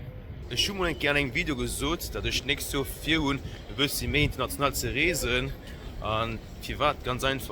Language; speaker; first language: German; non-native, local second language; Luxembourgish